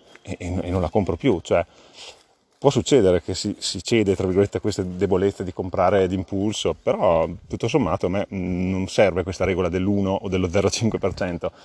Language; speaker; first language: Italian; native; Italian